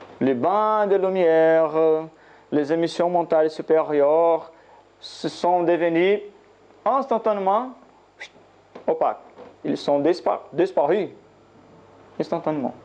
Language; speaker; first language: French; non-native, learner; Portuguese